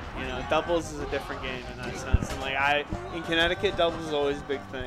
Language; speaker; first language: English; native; English